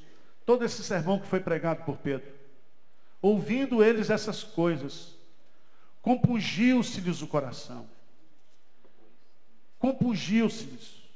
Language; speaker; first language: Portuguese; native; Portuguese